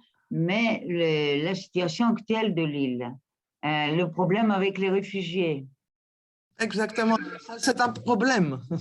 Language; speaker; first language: French; non-native, learner; Greek